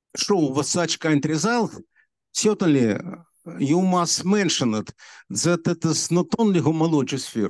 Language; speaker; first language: English; non-native, learner; Russian